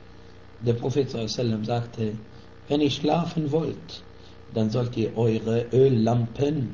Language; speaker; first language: German; non-native, fluent; Arabic